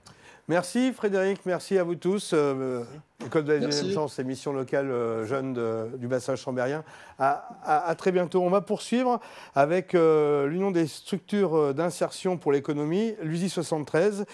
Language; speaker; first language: French; native; French